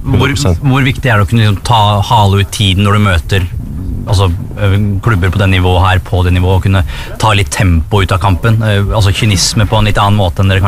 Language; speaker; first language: Norwegian; native; Norwegian